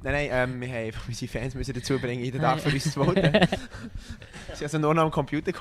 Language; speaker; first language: German; native; German